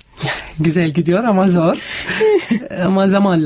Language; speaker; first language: Turkish; non-native, learner; Arabic